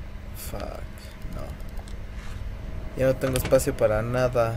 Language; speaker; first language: Spanish; native; Spanish